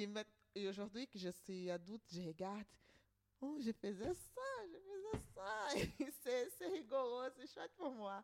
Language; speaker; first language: French; non-native, learner; Portuguese